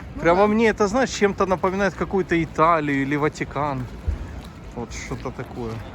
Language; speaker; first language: Russian; non-native, local second language; Ukrainian